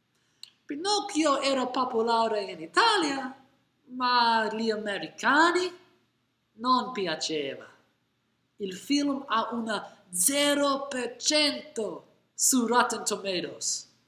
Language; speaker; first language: Italian; non-native, learner; English